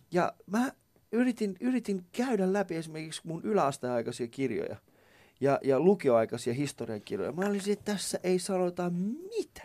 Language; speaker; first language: Finnish; early bilingual, other home language; Persian